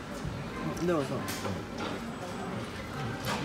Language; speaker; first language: Japanese; non-native, learner; Thai